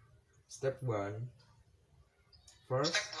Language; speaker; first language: English; non-native, learner; Indonesian